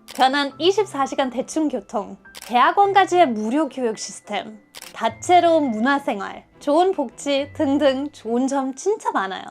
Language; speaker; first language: Korean; non-native, fluent; German